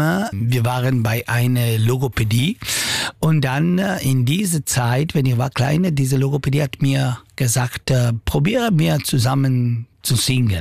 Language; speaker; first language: German; non-native, local second language; Italian